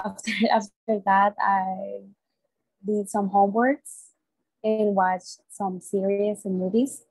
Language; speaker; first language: English; non-native, learner; Spanish